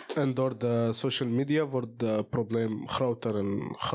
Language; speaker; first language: Dutch; early bilingual, other home language; Portuguese